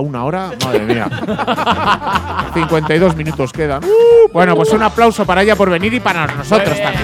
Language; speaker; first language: Spanish; native; Spanish